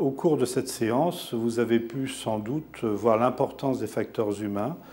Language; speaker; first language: French; native; French